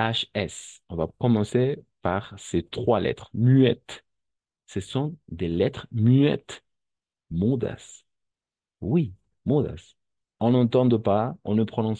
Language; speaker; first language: French; non-native, fluent; Spanish